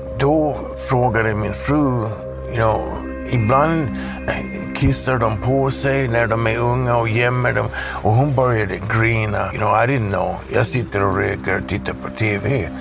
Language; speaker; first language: Swedish; early bilingual, heritage; Swedish